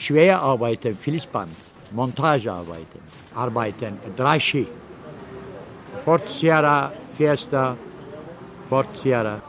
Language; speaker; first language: German; non-native, learner; Turkish